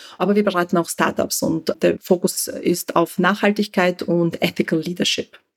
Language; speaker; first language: German; early bilingual, other home language; Russian